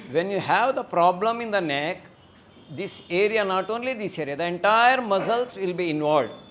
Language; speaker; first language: English; non-native, local second language; Kannada